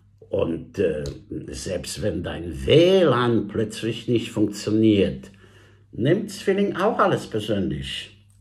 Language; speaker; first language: German; non-native, fluent; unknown